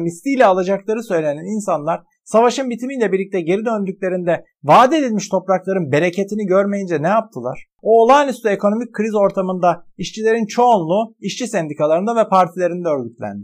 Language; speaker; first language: Turkish; native; Turkish